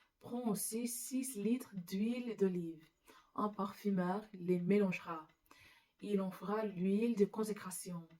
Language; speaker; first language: French; non-native, learner; English